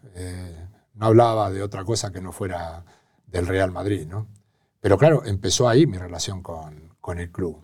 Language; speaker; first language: Spanish; native; Spanish